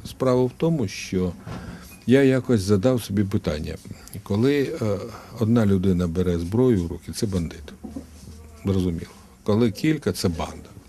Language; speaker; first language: Ukrainian; non-native, local second language; Russian